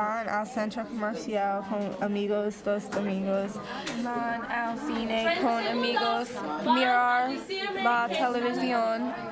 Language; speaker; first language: Spanish; non-native, learner; English